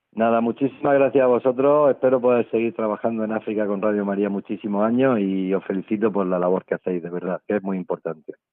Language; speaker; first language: Spanish; native; Spanish